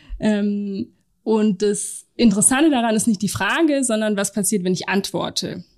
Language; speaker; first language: German; native; German